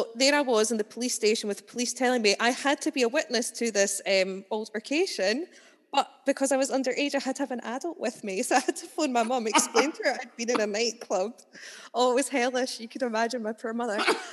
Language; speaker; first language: English; native; English